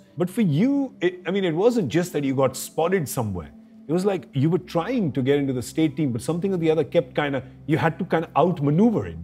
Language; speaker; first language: English; non-native, local second language; Hindi